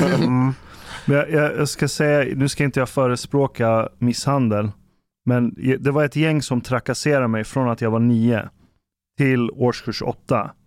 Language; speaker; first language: Swedish; early bilingual, other home language; Persian